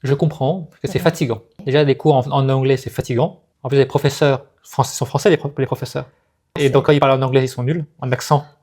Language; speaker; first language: French; native; French